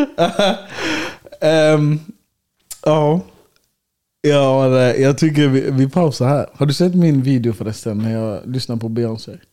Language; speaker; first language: Swedish; early bilingual, other home language; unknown